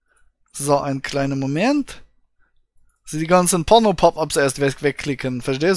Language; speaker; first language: German; native; German